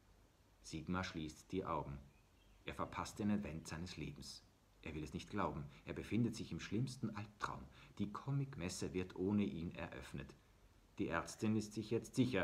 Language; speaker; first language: German; native; German